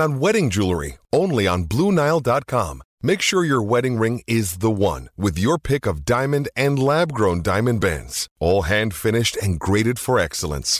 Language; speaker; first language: English; native; English